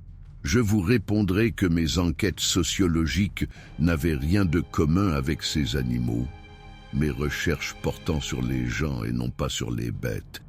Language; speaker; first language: French; native; French